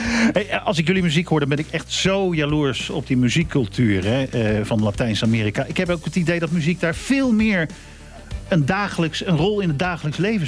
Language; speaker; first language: Dutch; native; Dutch